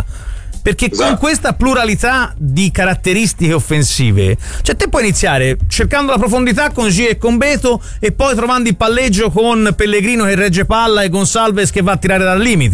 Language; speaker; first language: Italian; native; Italian